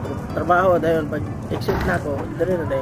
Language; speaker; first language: Filipino; non-native, local second language; Masbatenyo